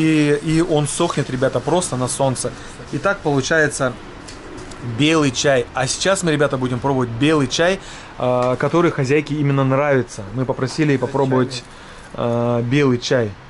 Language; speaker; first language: Russian; native; Russian